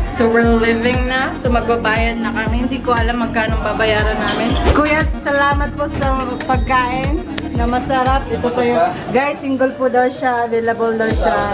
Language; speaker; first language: Filipino; non-native, local second language; Iloko